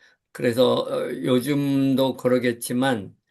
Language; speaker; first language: Korean; native; Korean